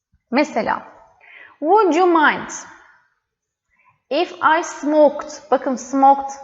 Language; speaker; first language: English; non-native, fluent; Turkish